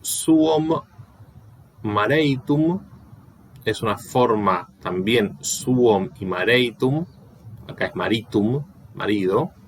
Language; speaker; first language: Spanish; native; Spanish